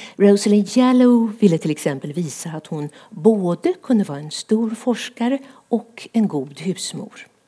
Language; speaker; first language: Swedish; native; Swedish